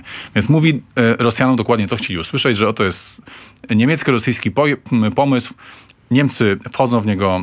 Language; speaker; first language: Polish; native; Polish